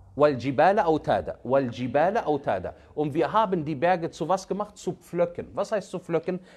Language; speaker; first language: German; early bilingual, other home language; Arabic